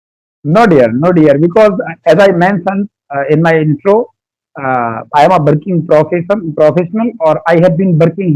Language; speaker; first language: English; non-native, learner; Hindi